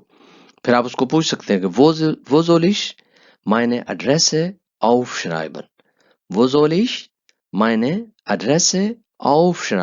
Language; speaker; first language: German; non-native, fluent; Urdu